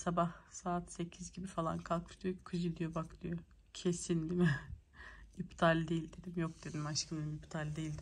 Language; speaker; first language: Turkish; early bilingual, heritage; Turkish